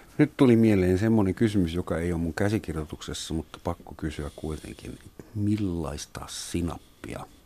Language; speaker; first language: Finnish; non-native, fluent; German